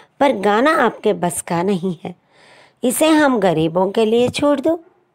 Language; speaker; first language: Hindi; non-native, local second language; Telugu